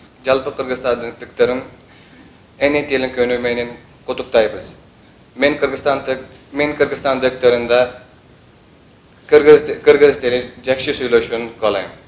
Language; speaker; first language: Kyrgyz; non-native, learner; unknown